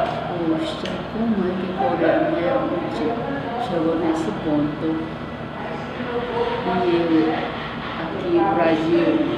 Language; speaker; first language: Portuguese; non-native, learner; Korean